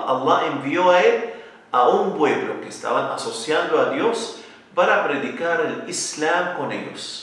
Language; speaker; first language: Spanish; non-native, learner; Arabic